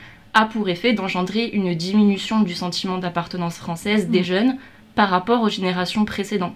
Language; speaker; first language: French; native; French